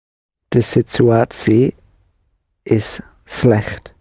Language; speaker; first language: Dutch; non-native, learner; English